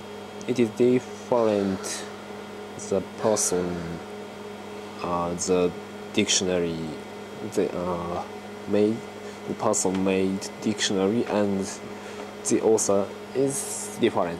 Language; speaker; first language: English; non-native, learner; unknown